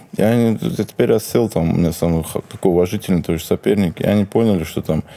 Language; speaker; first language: Russian; non-native, local second language; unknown